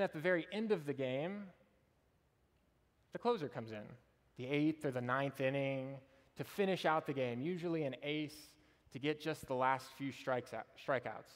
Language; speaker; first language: English; native; English